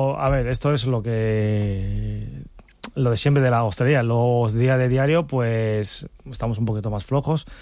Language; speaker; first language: Spanish; non-native, fluent; Chinese